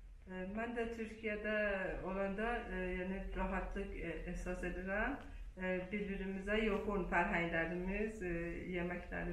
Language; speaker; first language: Turkish; non-native, learner; Persian